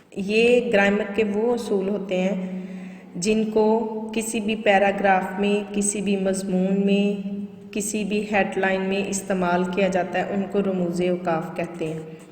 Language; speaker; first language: Urdu; non-native, local second language; Punjabi